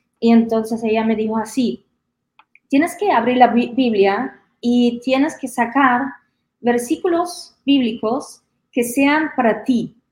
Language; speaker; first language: Spanish; non-native, fluent; German